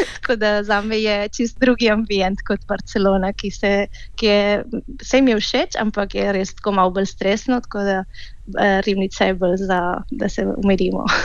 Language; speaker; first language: Slovenian; early bilingual, heritage; Catalan